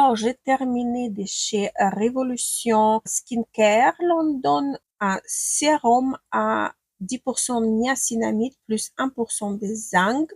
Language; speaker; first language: French; non-native, fluent; Ukrainian